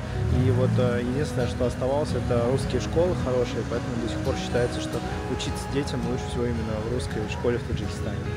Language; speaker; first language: Russian; native; Russian